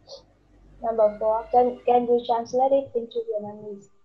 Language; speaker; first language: English; non-native, learner; Vietnamese